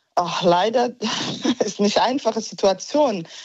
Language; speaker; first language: German; non-native, learner; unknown